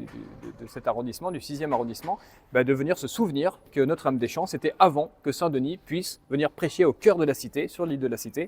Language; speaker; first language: French; native; French